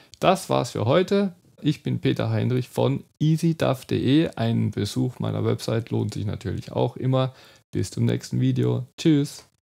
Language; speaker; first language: German; native; German